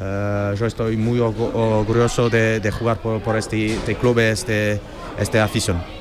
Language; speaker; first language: Spanish; non-native, fluent; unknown